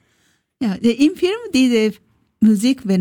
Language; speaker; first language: German; non-native, learner; Japanese